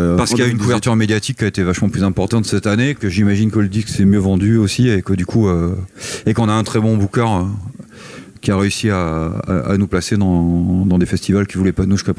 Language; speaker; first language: French; native; French